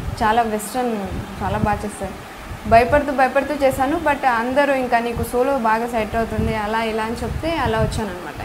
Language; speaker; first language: Telugu; non-native, fluent; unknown